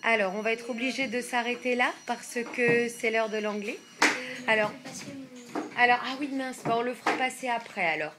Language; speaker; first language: French; native; French